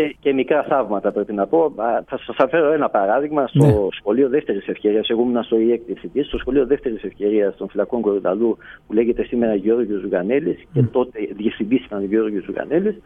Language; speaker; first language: Greek; native; Greek